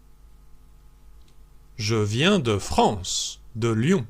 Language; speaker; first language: French; native; French